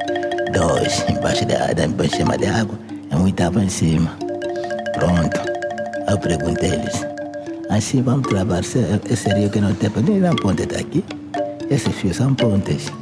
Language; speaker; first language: Portuguese; non-native, local second language; Kongo